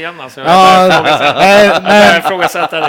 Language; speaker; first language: Swedish; native; Swedish